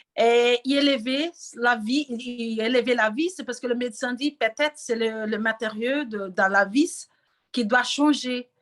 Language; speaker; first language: French; non-native, learner; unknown